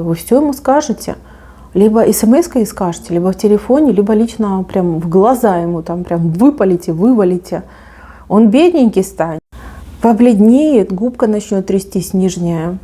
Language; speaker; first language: Russian; native; Russian